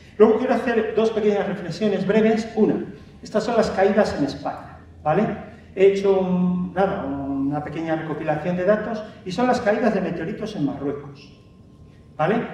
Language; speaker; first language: Spanish; native; Spanish